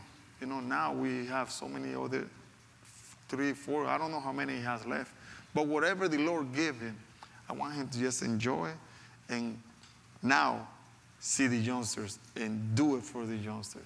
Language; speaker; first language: English; non-native, fluent; Spanish